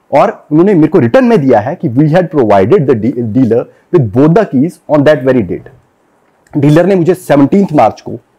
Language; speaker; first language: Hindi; non-native, local second language; Punjabi